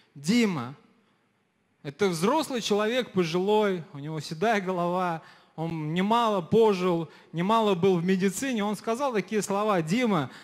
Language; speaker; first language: Russian; native; Russian